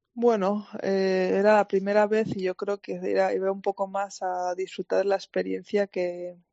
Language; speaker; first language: Spanish; native; Spanish